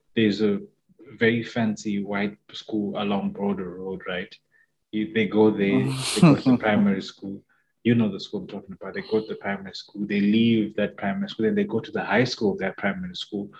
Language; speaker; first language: English; non-native, local second language; Shona